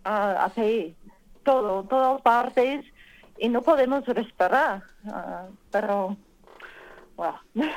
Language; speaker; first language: Spanish; non-native, learner; English